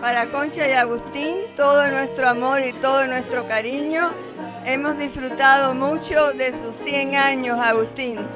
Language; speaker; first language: Spanish; non-native, learner; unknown